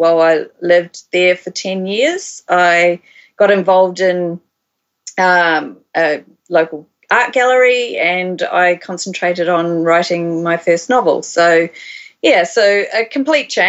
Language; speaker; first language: English; native; English